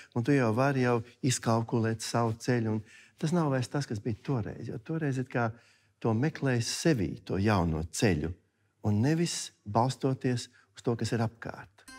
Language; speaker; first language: Latvian; native; Latvian